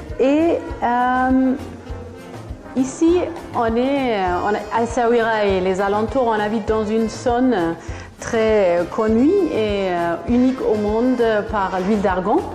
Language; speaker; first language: French; non-native, fluent; German